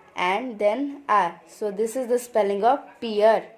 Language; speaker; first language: English; non-native, local second language; Hindi